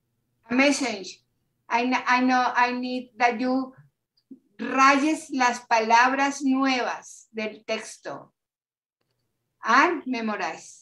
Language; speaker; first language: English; non-native, learner; Spanish